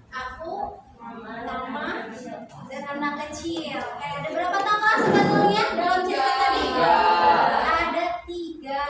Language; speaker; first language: Indonesian; native; Indonesian